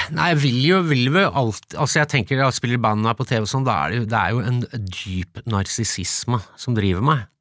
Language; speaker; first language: Norwegian; early bilingual, other home language; English